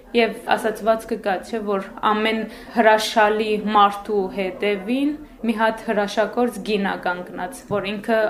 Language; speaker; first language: Armenian; early bilingual, heritage; Armenian